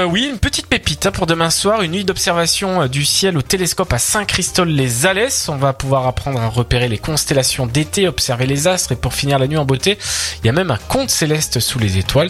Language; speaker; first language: French; native; French